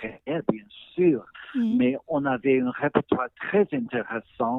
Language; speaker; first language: French; non-native, learner; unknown